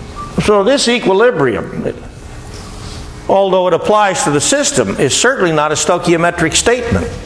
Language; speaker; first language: English; native; English